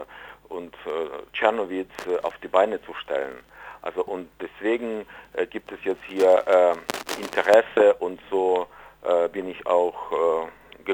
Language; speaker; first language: German; non-native, fluent; Ukrainian